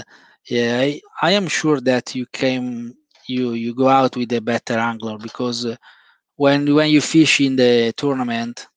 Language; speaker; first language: English; non-native, fluent; Italian